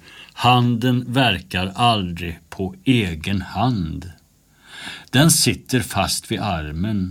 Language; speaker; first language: Swedish; native; Swedish